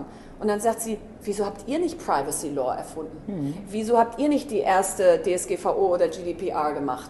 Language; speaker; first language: German; native; German